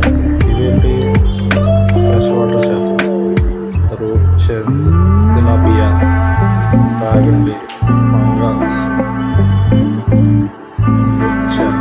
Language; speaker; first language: Telugu; native; Telugu